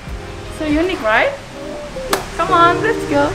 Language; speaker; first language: English; non-native, learner; Indonesian